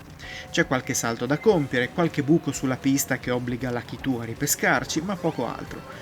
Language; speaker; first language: Italian; native; Italian